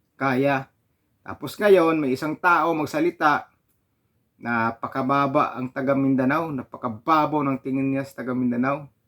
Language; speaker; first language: Filipino; non-native, local second language; Cebuano